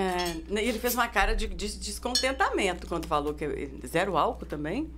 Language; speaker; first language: Portuguese; native; Portuguese